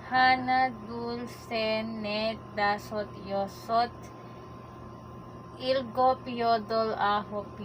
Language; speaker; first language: Korean; non-native, learner; Filipino